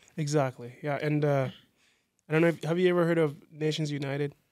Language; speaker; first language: English; non-native, fluent; Kinyarwanda